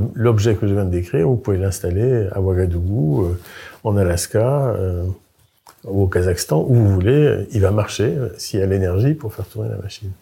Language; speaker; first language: French; native; French